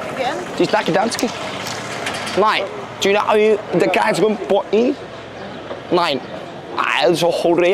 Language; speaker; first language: Danish; non-native, learner; Icelandic